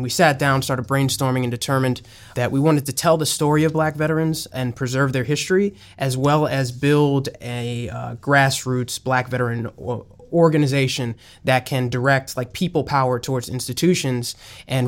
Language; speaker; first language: English; native; English